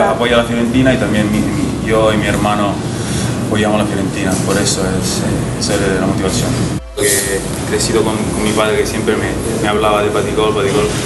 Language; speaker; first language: Spanish; non-native, fluent; Italian